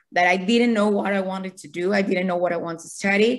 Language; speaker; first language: English; non-native, fluent; Spanish